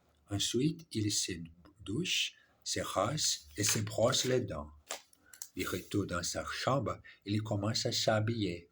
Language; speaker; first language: French; non-native, learner; English